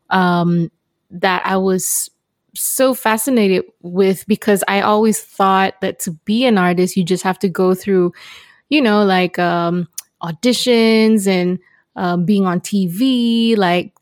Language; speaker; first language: English; non-native, local second language; Malay